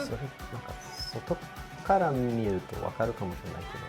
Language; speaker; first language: Japanese; non-native, fluent; Swedish